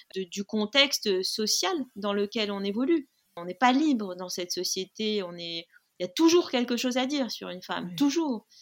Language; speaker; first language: French; non-native, local second language; Arabic